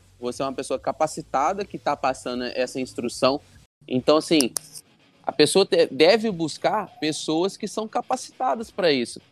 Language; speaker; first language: Portuguese; native; Portuguese